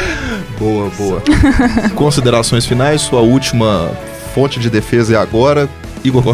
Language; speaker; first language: Portuguese; native; Portuguese